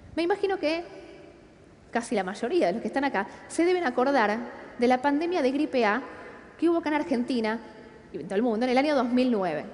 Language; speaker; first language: Spanish; native; Spanish